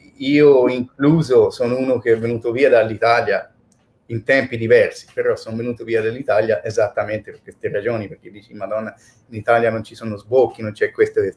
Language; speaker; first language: Italian; native; Italian